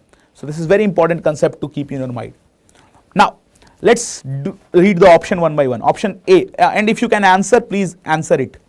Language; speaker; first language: English; non-native, local second language; Hindi